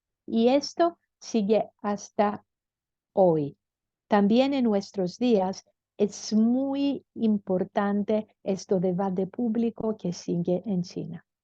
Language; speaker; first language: Spanish; non-native, fluent; Greek